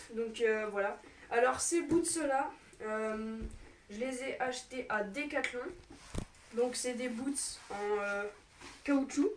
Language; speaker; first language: French; native; French